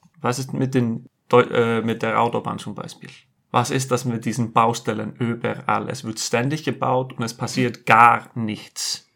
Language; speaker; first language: German; non-native, fluent; Icelandic